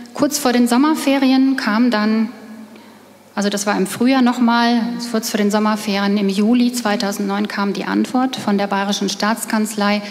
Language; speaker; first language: German; native; German